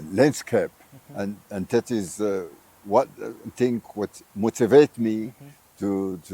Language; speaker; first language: English; non-native, fluent; Arabic